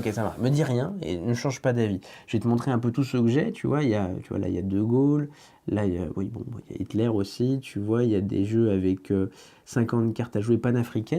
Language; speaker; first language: French; native; French